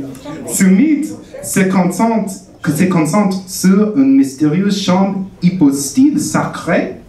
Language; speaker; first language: French; non-native, fluent; English